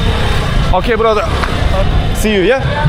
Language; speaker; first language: English; non-native, learner; Turkish